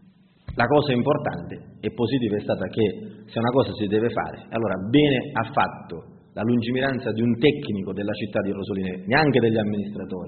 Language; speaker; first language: Italian; native; Italian